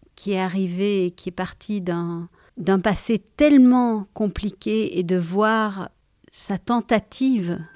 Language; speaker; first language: French; native; French